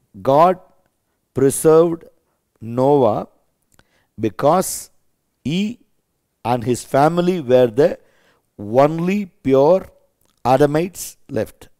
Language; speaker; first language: English; non-native, local second language; Tamil